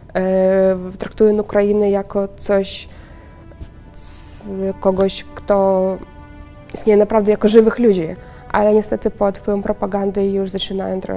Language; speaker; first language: Polish; non-native, fluent; Russian